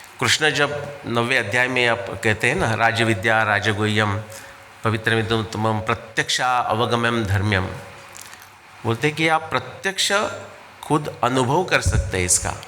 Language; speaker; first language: Hindi; non-native, local second language; Marathi